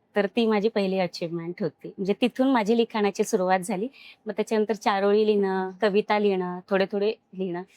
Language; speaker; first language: Marathi; non-native, local second language; Hindi